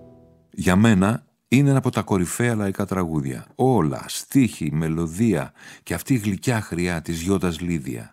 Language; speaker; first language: Greek; native; Greek